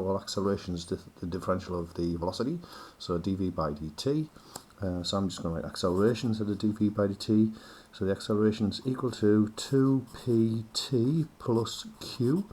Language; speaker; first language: English; native; English